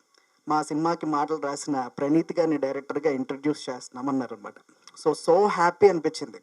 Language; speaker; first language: Telugu; native; Telugu